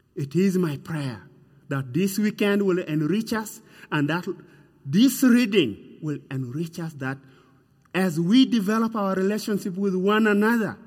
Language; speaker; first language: English; non-native, fluent; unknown